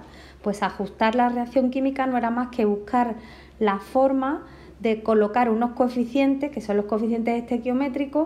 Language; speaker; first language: Spanish; native; Spanish